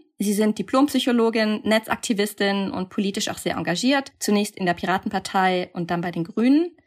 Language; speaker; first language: German; native; German